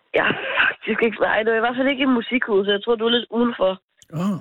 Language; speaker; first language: Danish; native; Danish